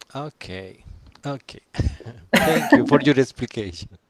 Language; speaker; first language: English; non-native, learner; Spanish